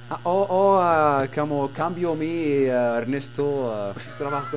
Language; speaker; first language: Spanish; non-native, learner; Arabic